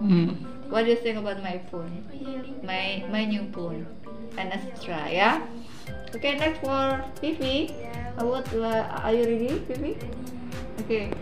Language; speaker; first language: English; non-native, fluent; Indonesian